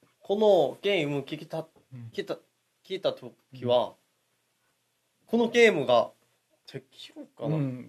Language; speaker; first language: Japanese; non-native, learner; Korean